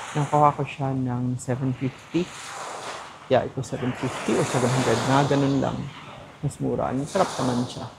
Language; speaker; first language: Filipino; non-native, local second language; Cebuano